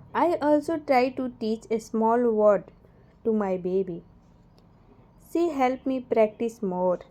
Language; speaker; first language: English; non-native, learner; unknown